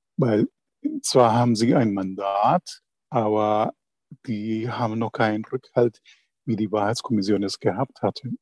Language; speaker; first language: German; non-native, fluent; Spanish